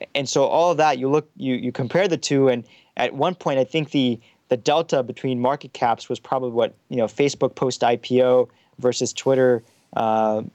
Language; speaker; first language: English; early bilingual, heritage; German